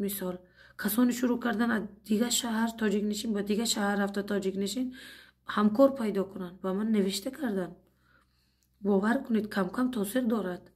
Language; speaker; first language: Tajik; non-native, fluent; Uzbek